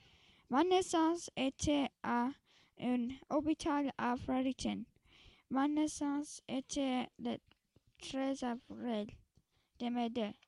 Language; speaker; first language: French; non-native, local second language; English